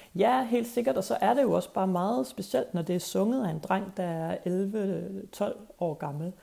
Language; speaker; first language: Danish; native; Danish